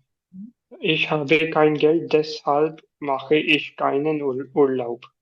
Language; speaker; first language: German; non-native, learner; Urdu